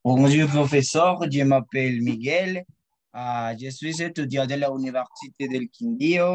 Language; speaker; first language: French; non-native, learner; Spanish